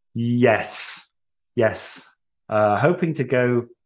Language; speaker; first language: English; native; English